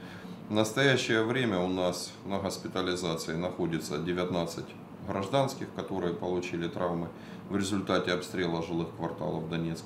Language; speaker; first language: Russian; native; Russian